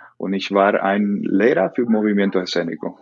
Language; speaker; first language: German; non-native, learner; Spanish